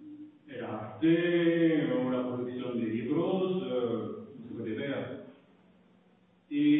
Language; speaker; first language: Spanish; non-native, fluent; French